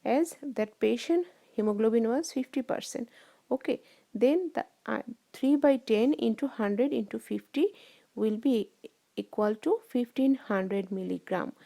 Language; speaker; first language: English; non-native, local second language; Bangla